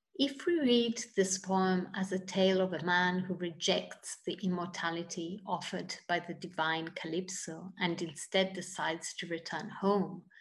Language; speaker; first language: English; non-native, fluent; Italian